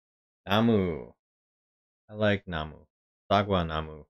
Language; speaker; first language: Korean; non-native, learner; English